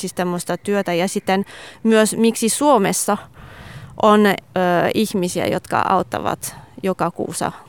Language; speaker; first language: Finnish; non-native, fluent; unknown